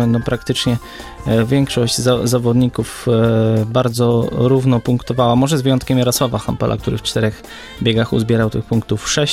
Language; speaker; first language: Polish; native; Polish